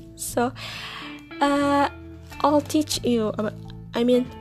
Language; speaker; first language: English; non-native, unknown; Indonesian